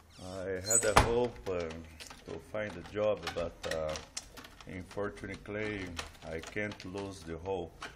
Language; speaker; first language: English; non-native, learner; Portuguese